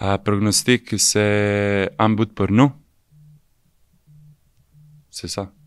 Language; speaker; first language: French; non-native, learner; Serbian